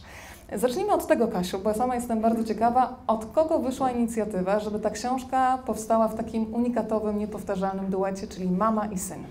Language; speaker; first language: Polish; native; Polish